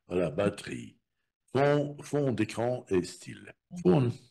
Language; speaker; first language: French; non-native, fluent; Russian